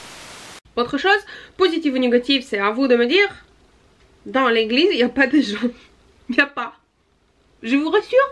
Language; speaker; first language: French; non-native, fluent; Russian